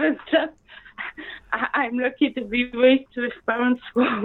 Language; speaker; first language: English; non-native, fluent; French